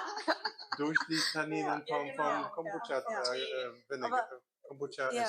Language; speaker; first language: German; non-native, learner; Korean